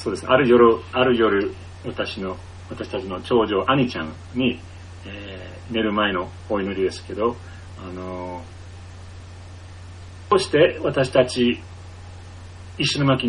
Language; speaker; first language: Japanese; non-native, fluent; English